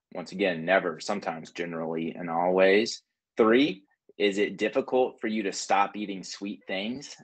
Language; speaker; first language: English; native; English